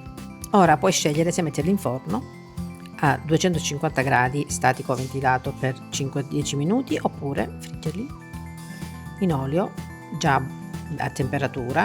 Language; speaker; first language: Italian; native; Italian